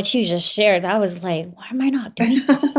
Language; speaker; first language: English; native; English